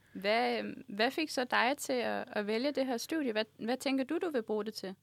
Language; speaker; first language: Danish; native; Danish